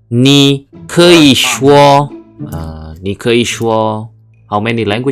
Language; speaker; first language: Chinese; non-native, learner; Indonesian